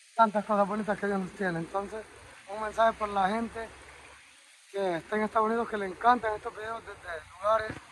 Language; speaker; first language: Spanish; native; Spanish